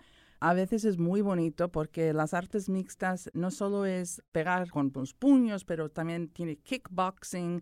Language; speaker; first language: Spanish; early bilingual, heritage; Spanish